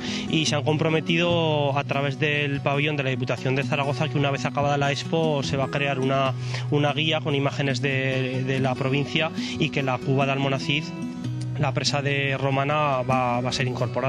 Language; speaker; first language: Spanish; native; Spanish